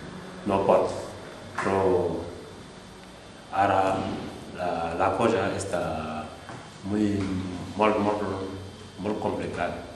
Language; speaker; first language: Catalan; non-native, learner; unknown